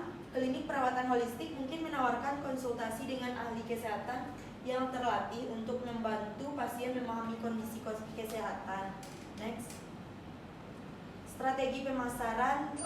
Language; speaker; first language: Indonesian; native; Indonesian